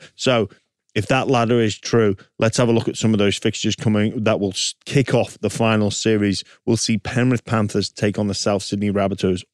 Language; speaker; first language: English; native; English